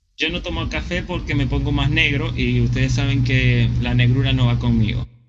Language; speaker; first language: Spanish; native; Spanish